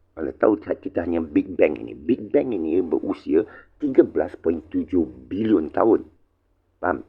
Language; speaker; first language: Malay; non-native, local second language; Chinese